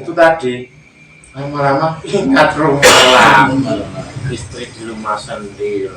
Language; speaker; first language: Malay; non-native, local second language; Javanese